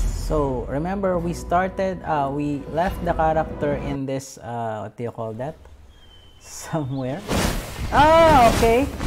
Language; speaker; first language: English; non-native, local second language; Filipino